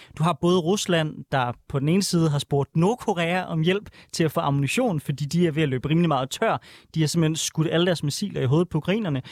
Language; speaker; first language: Danish; native; Danish